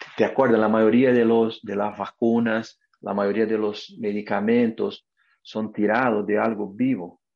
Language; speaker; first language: Spanish; non-native, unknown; Portuguese